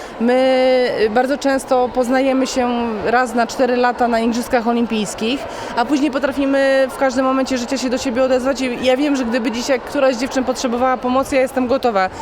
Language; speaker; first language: Polish; native; Polish